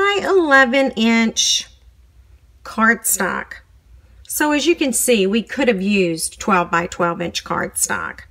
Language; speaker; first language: English; native; English